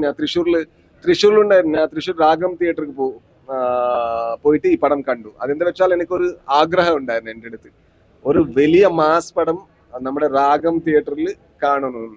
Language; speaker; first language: Malayalam; non-native, learner; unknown